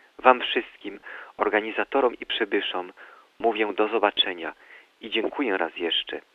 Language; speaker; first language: Polish; early bilingual, heritage; Polish